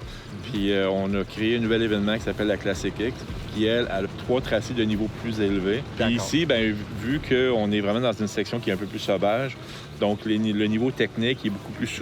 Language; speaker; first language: French; native; French